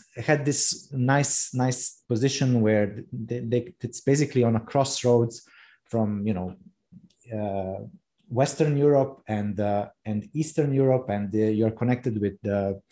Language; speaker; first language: English; non-native, fluent; Croatian